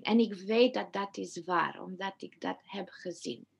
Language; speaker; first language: Dutch; non-native, fluent; Romanian